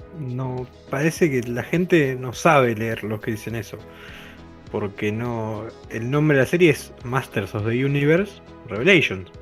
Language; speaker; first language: Spanish; native; Spanish